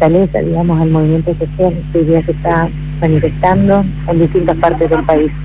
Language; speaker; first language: Spanish; native; Spanish